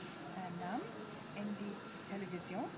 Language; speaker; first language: Arabic; non-native, learner; English